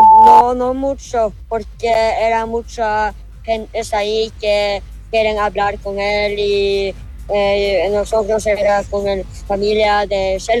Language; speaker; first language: Spanish; non-native, learner; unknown